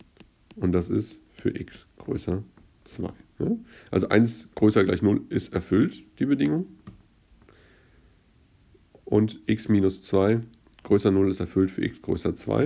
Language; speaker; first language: German; native; German